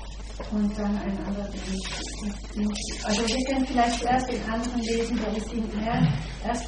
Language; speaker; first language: German; non-native, fluent; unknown